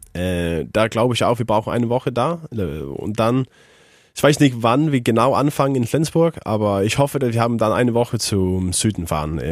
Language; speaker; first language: German; non-native, learner; Faroese